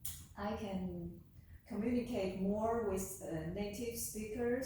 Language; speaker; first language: English; non-native, learner; Chinese